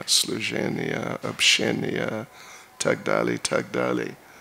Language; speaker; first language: Russian; non-native, learner; English